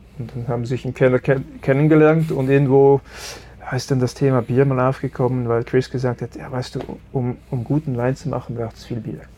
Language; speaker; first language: German; early bilingual, other home language; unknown